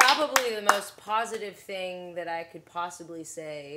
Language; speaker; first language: English; native; English